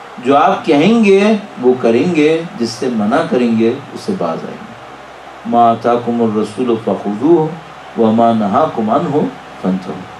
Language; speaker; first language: Urdu; native; Urdu